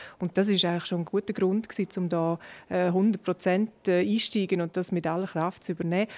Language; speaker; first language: German; non-native, local second language; Romansh